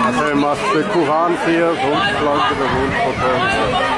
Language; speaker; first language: Norwegian; native; Norwegian